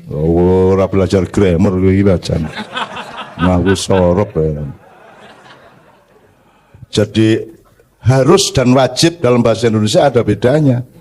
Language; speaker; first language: Indonesian; native; Indonesian